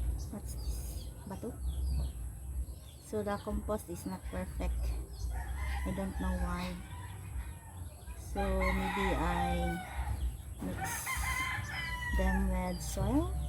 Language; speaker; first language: English; non-native, local second language; Filipino